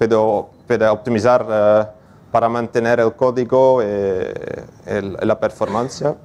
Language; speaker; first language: Spanish; non-native, learner; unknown